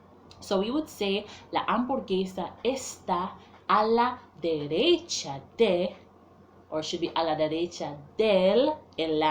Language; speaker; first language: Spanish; non-native, fluent; English